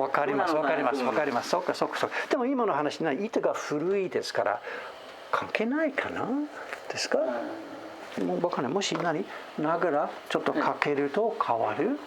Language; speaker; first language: Japanese; non-native, fluent; English